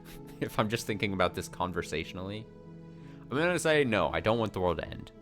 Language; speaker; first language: English; native; English